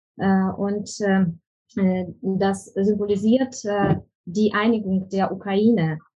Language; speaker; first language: German; non-native, fluent; Ukrainian